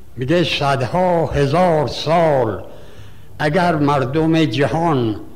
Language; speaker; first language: Persian; native; Persian